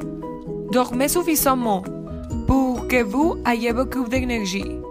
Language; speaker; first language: French; non-native, learner; Spanish